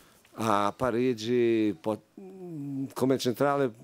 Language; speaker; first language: Italian; non-native, fluent; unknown